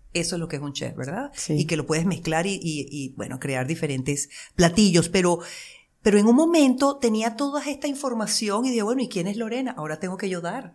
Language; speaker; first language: Spanish; native; Spanish